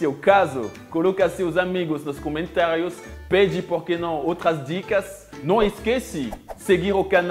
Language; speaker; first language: Portuguese; non-native, fluent; French